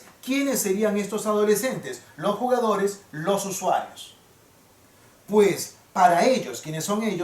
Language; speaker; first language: Spanish; native; Spanish